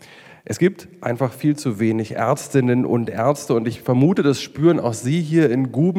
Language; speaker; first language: German; native; German